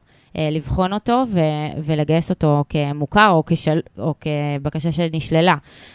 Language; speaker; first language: Hebrew; native; Hebrew